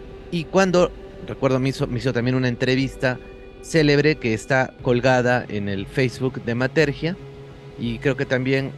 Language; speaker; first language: Spanish; native; Spanish